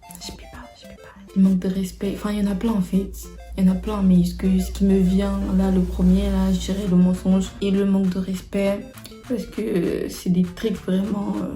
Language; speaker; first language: French; early bilingual, other home language; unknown